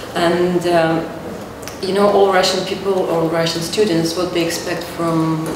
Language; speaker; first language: English; non-native, fluent; Russian